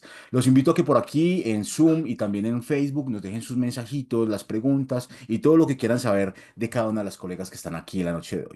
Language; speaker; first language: Spanish; native; Spanish